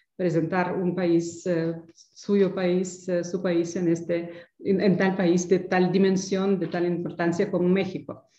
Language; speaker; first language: Spanish; non-native, fluent; Ukrainian